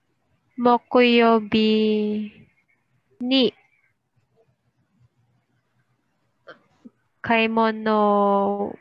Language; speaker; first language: Japanese; non-native, learner; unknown